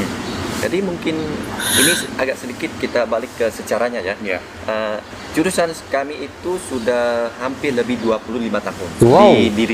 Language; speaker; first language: Indonesian; non-native, fluent; Vietnamese